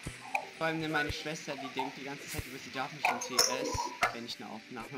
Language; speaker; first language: German; native; German